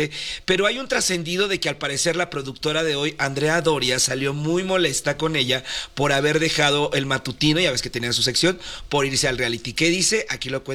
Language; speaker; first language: Spanish; native; Spanish